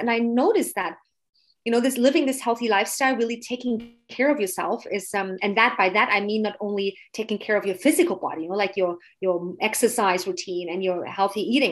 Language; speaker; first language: English; non-native, fluent; German